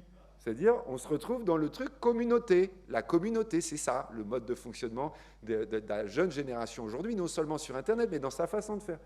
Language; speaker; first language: French; native; French